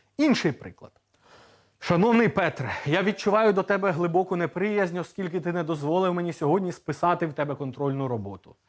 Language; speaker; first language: Ukrainian; native; Ukrainian